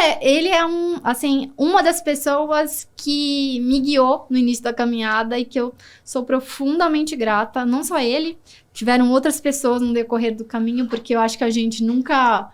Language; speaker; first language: Portuguese; native; Portuguese